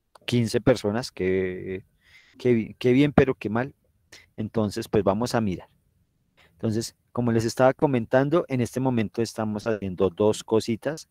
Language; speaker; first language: Spanish; native; Spanish